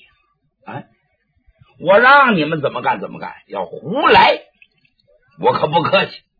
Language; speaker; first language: Chinese; native; Chinese